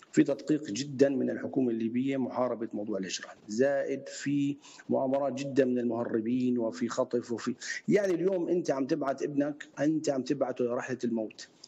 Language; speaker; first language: Arabic; native; Arabic